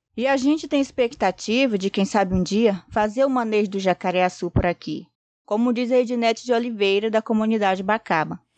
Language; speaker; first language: Portuguese; native; Portuguese